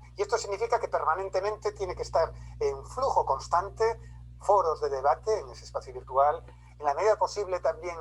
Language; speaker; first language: Spanish; native; Spanish